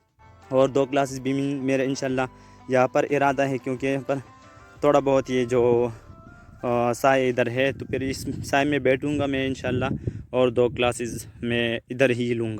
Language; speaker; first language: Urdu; non-native, local second language; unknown